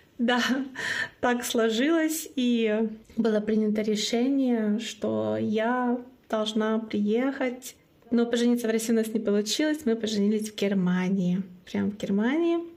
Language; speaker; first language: Russian; non-native, local second language; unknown